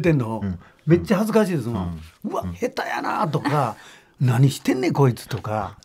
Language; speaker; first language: Japanese; native; Japanese